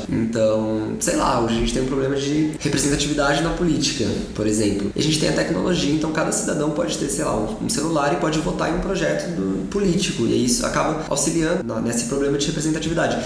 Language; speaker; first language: Portuguese; native; Portuguese